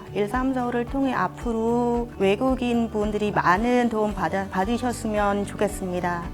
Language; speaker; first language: Korean; non-native, fluent; Khmer